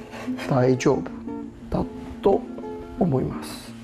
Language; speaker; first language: Japanese; non-native, learner; Chinese